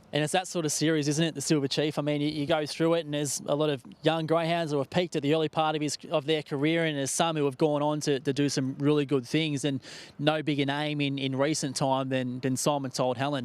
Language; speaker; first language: English; native; English